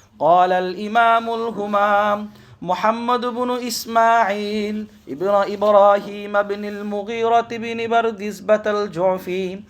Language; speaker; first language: Arabic; non-native, fluent; Bangla